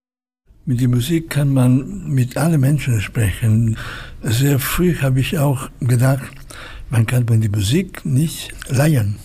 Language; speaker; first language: German; non-native, fluent; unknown